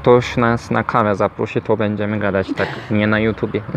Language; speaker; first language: Polish; non-native, learner; Turkish